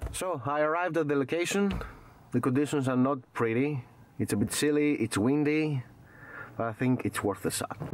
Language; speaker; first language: English; non-native, fluent; Greek